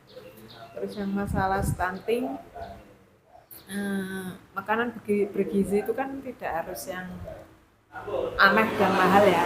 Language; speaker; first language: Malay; non-native, local second language; Javanese